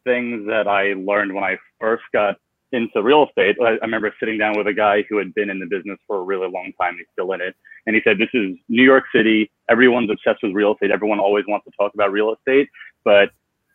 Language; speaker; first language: English; native; English